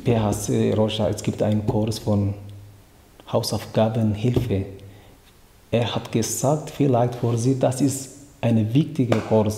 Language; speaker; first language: German; non-native, learner; Tigrinya